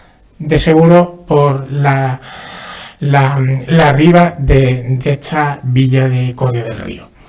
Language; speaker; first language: Spanish; native; Spanish